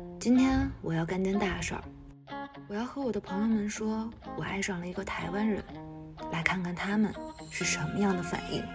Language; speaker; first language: Chinese; native; Chinese